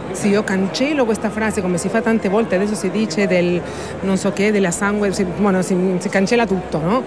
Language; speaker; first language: Italian; non-native, fluent; Spanish